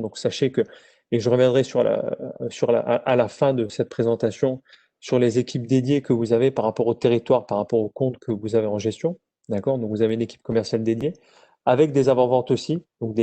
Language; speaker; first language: French; native; French